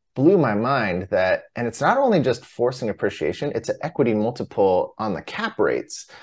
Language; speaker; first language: English; native; English